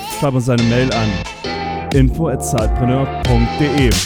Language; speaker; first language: German; native; German